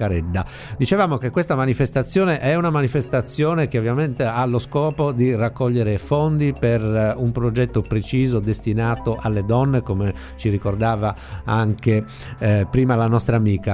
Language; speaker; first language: Italian; native; Italian